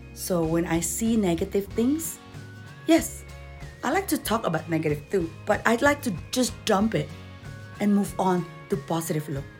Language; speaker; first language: English; non-native, fluent; Indonesian